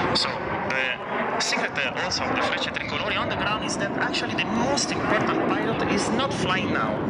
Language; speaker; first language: English; non-native, fluent; Italian